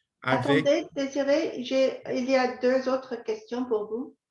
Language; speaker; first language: French; non-native, fluent; English